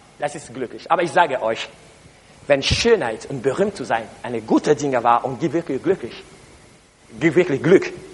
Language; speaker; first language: German; non-native, learner; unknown